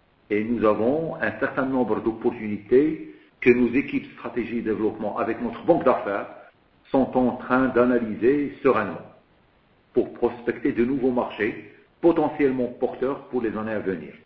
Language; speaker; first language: French; non-native, local second language; Arabic